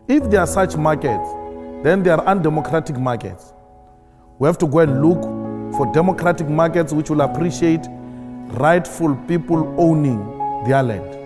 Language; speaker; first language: English; non-native, local second language; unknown